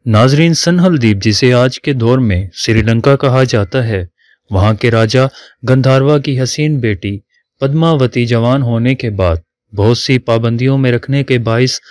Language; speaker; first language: Urdu; native; Urdu